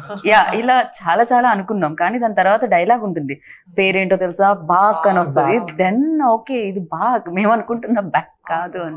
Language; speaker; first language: Telugu; native; Telugu